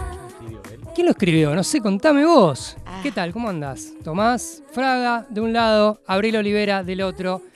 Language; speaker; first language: Spanish; native; Spanish